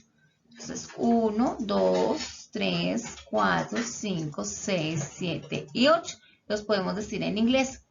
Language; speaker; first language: Spanish; native; Spanish